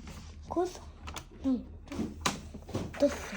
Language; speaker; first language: Japanese; early bilingual, other home language; Filipino